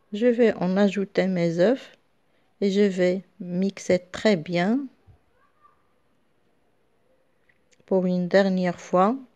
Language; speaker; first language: French; non-native, local second language; Arabic